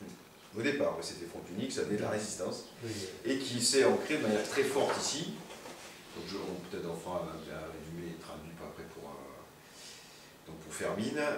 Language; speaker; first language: French; native; French